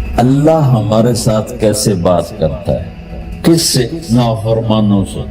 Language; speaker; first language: Urdu; non-native, local second language; Punjabi